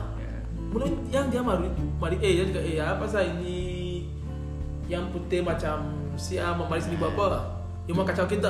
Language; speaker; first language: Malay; non-native, learner; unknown